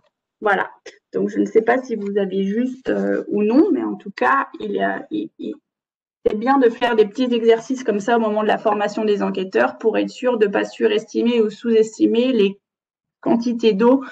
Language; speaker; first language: French; native; French